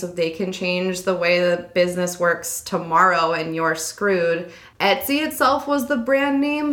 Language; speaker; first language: English; native; English